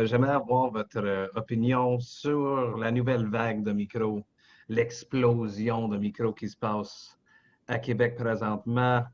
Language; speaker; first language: French; non-native, local second language; English